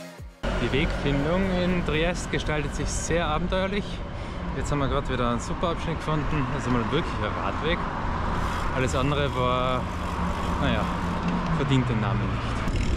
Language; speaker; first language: German; native; German